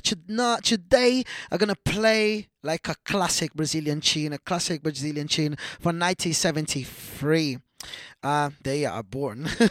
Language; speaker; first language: English; non-native, fluent; Portuguese